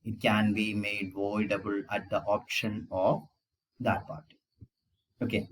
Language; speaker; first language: English; non-native, local second language; Malayalam